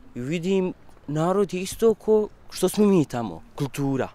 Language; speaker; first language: Croatian; non-native, learner; Kurdish